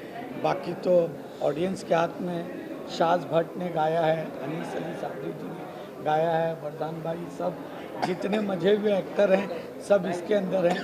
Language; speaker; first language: Hindi; native; Hindi